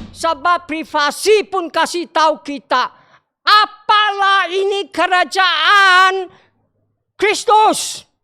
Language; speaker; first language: Malay; non-native, local second language; Chinese